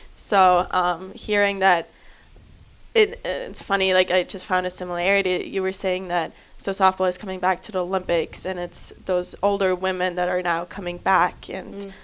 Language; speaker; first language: English; non-native, fluent; German